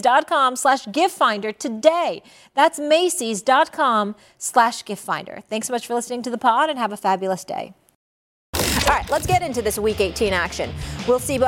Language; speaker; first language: English; native; English